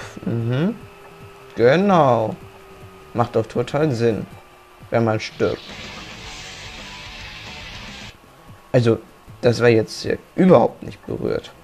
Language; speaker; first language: German; native; German